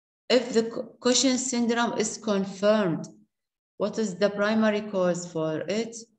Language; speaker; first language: English; non-native, fluent; Arabic